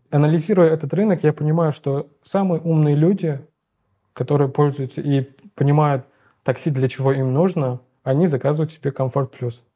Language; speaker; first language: Russian; non-native, local second language; Uzbek